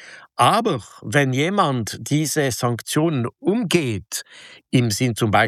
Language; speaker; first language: German; non-native, local second language; French